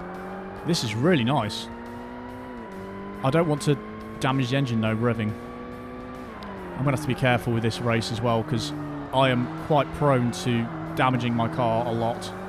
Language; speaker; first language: English; native; English